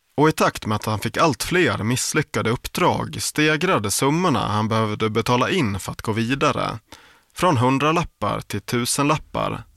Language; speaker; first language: Swedish; native; Swedish